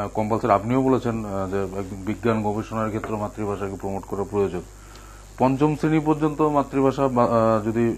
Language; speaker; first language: Bangla; native; Bangla